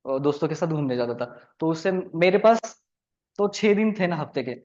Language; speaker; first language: Hindi; non-native, local second language; Marathi